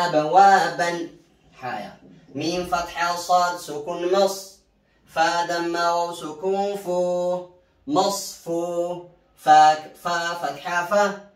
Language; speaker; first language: Arabic; non-native, fluent; Oromo